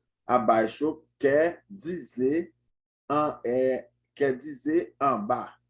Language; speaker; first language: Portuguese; non-native, learner; Haitian Creole